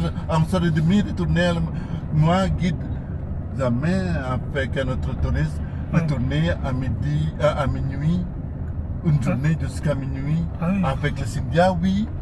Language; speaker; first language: French; non-native, learner; Indonesian